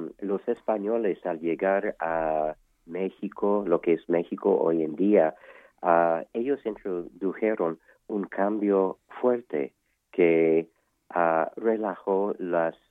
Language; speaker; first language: Spanish; non-native, fluent; English